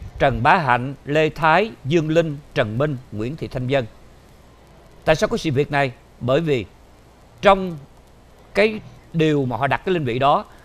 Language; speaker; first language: Vietnamese; native; Vietnamese